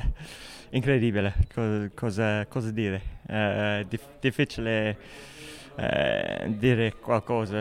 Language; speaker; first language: Italian; non-native, learner; English